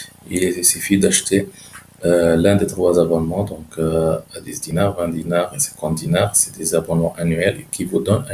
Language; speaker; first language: French; non-native, local second language; Arabic